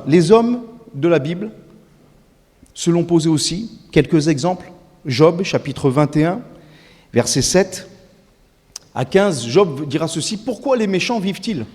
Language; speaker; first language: French; native; French